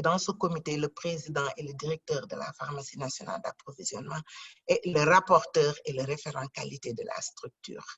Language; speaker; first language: French; non-native, local second language; Wolof